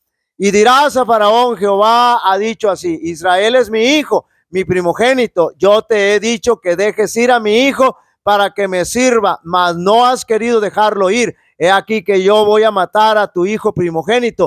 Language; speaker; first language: Spanish; native; Spanish